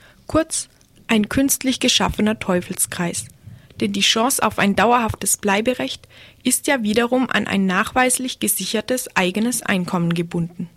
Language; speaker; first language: German; native; German